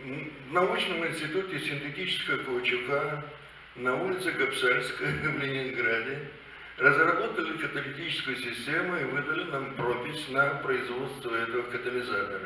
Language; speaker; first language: Russian; native; Russian